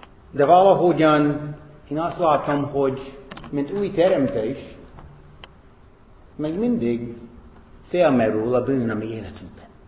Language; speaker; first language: Hungarian; non-native, fluent; English